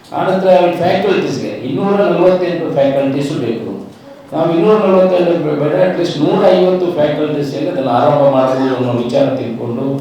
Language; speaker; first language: Kannada; non-native, local second language; Tulu